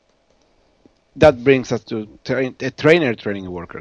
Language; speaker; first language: English; non-native, fluent; Spanish